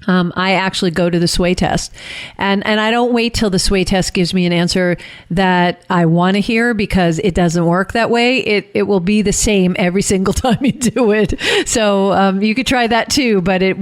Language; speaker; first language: English; native; English